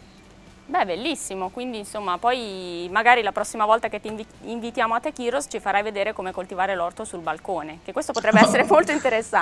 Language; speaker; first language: Italian; native; Italian